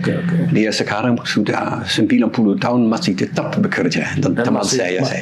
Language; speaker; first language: Indonesian; non-native, fluent; Dutch